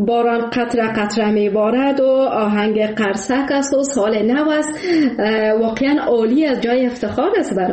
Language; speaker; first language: Persian; native; Persian